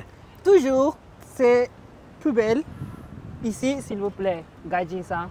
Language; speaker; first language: French; non-native, learner; Japanese